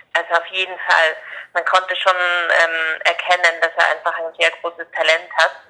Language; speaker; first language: German; native; German